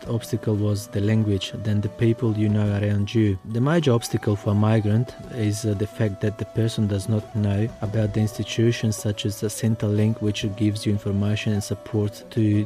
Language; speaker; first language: English; non-native, fluent; Macedonian